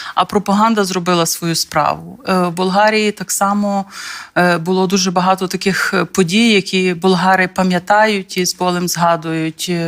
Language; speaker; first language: Ukrainian; native; Ukrainian